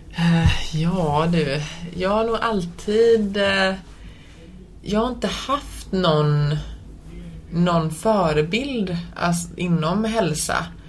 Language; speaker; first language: Swedish; early bilingual, other home language; Polish